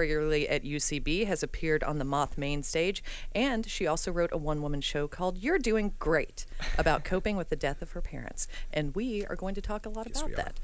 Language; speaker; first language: English; native; English